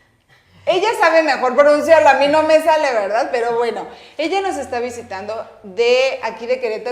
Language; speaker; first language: Spanish; native; Spanish